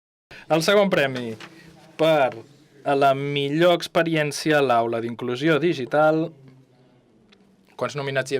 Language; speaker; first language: Catalan; non-native, fluent; English